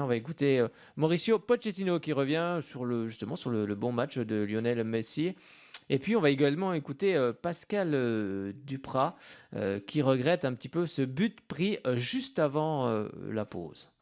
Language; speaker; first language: French; native; French